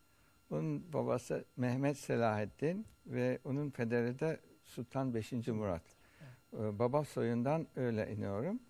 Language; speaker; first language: Turkish; early bilingual, heritage; Turkish